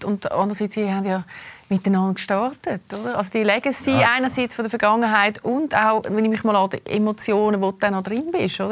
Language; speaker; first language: German; native; German